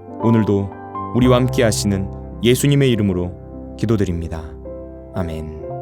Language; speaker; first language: Korean; native; Korean